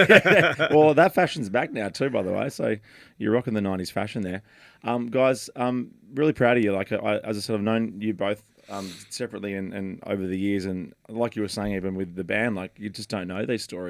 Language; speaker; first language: English; native; English